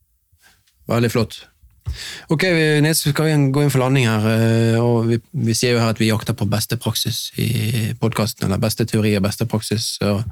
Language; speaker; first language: Norwegian; native; Norwegian